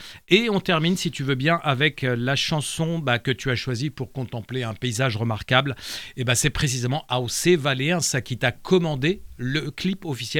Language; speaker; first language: French; native; French